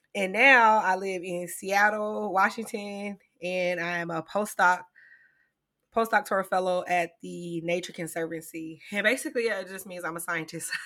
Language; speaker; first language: English; native; English